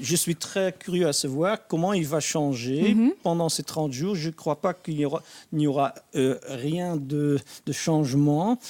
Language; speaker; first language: French; non-native, fluent; Dutch